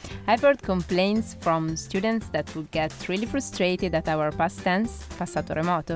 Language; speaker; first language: English; non-native, fluent; Italian